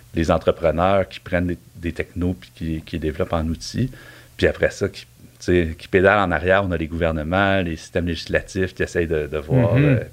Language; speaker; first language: French; native; French